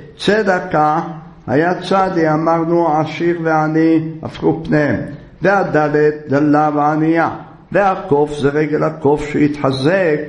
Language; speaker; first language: Hebrew; native; Hebrew